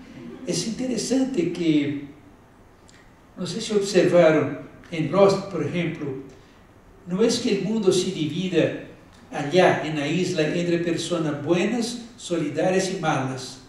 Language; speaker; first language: Spanish; non-native, fluent; Portuguese